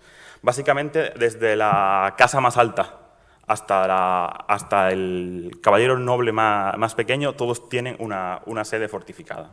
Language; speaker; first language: Spanish; native; Spanish